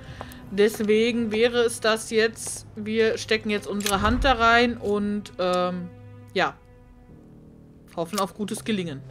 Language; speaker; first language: German; native; German